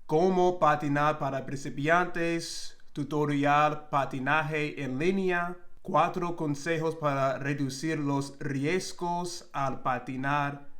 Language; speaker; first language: Spanish; non-native, learner; English